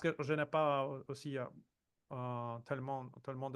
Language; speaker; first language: French; non-native, fluent; Portuguese